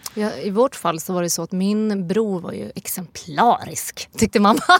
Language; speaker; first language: Swedish; early bilingual, other home language; Persian